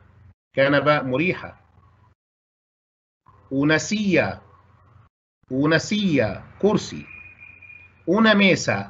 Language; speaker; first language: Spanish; non-native, fluent; Arabic